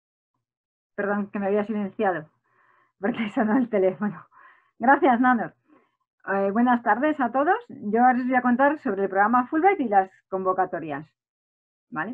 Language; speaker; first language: Spanish; native; Spanish